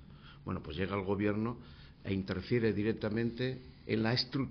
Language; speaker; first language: Spanish; native; Spanish